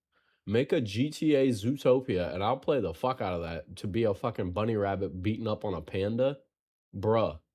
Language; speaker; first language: English; native; English